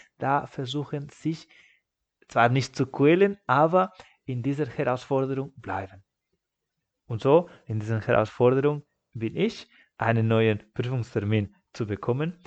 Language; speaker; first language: German; non-native, fluent; Spanish